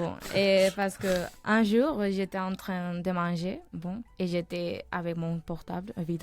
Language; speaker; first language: French; non-native, fluent; Spanish